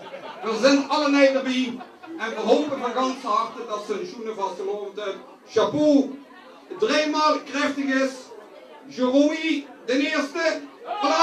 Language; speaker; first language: Dutch; non-native, local second language; Limburgish